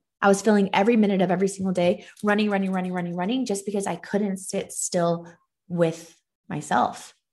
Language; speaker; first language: English; native; English